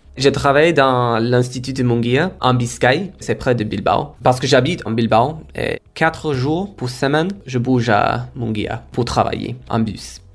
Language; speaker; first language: French; non-native, fluent; Kodava